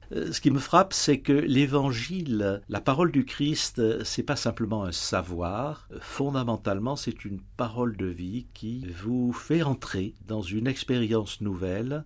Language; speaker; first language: French; native; French